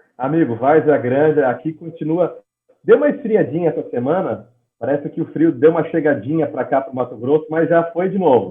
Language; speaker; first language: Portuguese; native; Portuguese